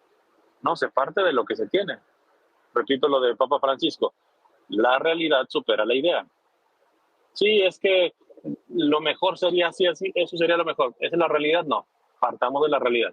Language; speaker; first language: Spanish; native; Spanish